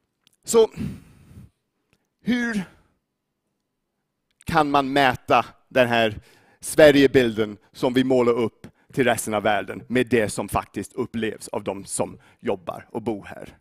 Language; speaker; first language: Swedish; non-native, fluent; English